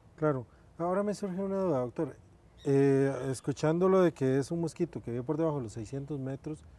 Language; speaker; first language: Spanish; native; Spanish